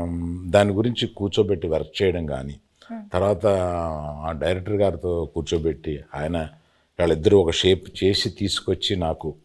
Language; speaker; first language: Telugu; native; Telugu